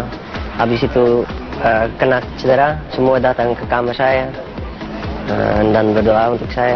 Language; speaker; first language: Indonesian; non-native, learner; Dutch